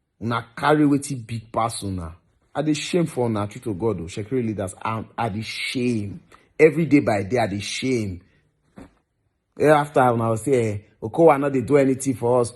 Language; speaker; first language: Nigerian Pidgin; non-native, local second language; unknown